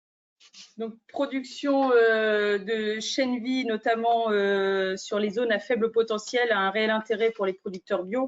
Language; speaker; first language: French; native; French